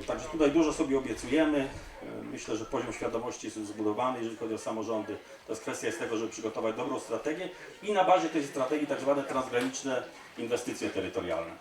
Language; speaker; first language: Polish; native; Polish